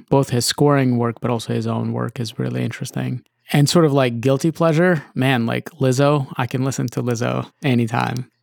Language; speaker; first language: English; early bilingual, other home language; Russian